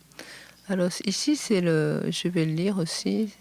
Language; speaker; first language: French; non-native, fluent; Japanese